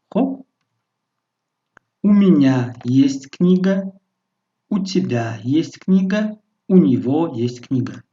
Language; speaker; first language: Russian; non-native, local second language; Tajik